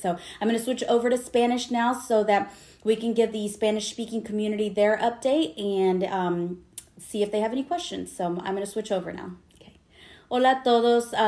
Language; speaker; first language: English; early bilingual, other home language; Spanish